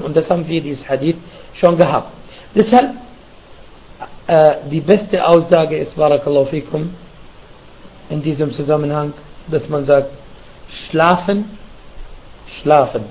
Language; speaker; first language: German; non-native, fluent; Arabic